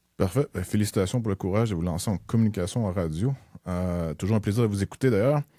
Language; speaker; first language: French; native; French